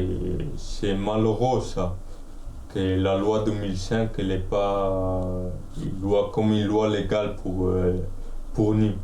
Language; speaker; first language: French; non-native, fluent; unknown